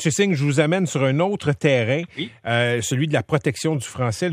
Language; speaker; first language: French; native; French